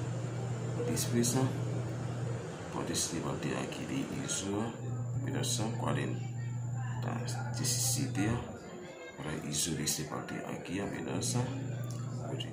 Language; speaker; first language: Spanish; non-native, learner; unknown